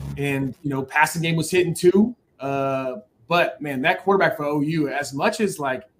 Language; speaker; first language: English; native; English